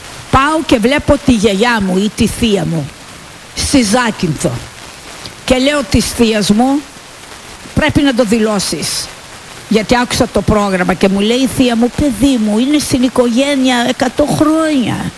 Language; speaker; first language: Greek; early bilingual, heritage; Greek